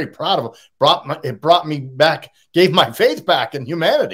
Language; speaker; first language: English; native; English